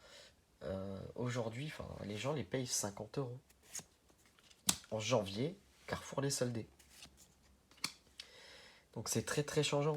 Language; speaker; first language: French; native; French